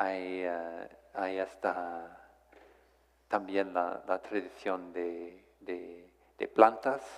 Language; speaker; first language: Spanish; non-native, fluent; English